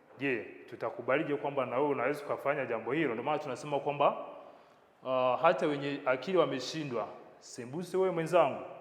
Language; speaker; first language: Swahili; non-native, local second language; Kinyarwanda